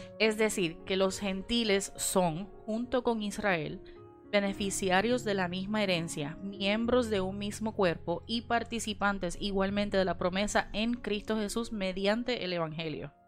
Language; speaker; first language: Spanish; native; Spanish